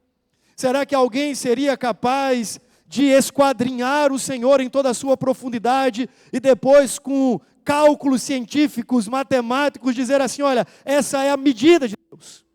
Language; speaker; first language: Portuguese; native; Portuguese